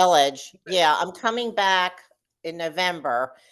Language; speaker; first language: English; native; English